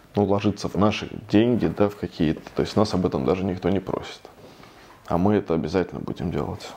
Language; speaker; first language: Russian; native; Russian